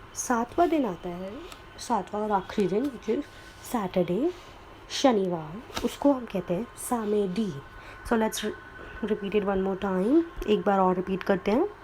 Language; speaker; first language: Hindi; native; Hindi